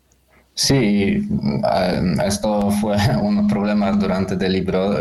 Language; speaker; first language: Spanish; non-native, fluent; Polish